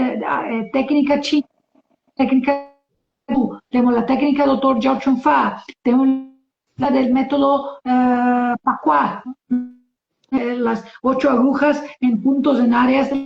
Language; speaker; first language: Spanish; non-native, learner; Portuguese